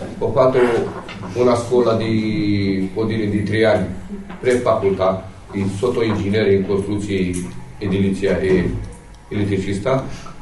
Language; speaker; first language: Italian; non-native, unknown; Romany